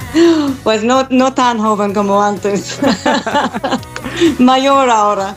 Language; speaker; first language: Spanish; non-native, learner; English